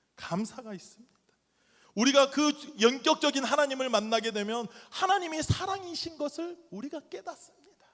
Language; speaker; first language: Korean; native; Korean